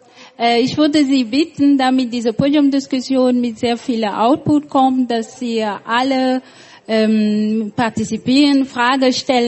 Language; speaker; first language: German; non-native, fluent; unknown